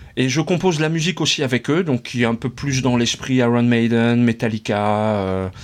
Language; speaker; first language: French; native; French